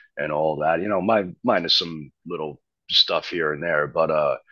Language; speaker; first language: English; native; English